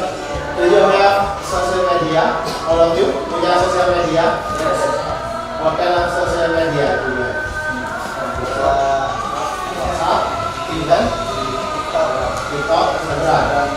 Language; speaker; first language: English; non-native, fluent; Indonesian